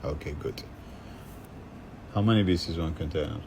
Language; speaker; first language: English; non-native, learner; Arabic